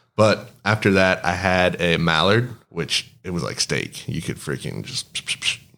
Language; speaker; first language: English; early bilingual, other home language; Spanish